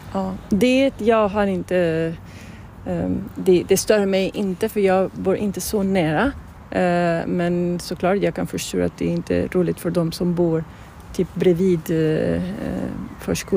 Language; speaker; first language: Swedish; non-native, fluent; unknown